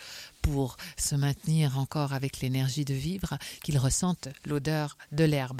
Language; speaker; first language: French; native; French